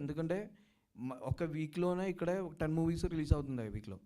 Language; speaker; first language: Telugu; non-native, local second language; Malayalam